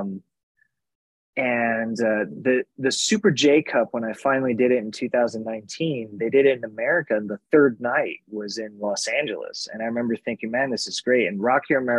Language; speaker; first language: English; native; English